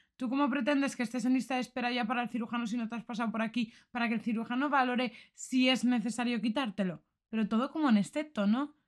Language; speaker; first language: Spanish; native; Spanish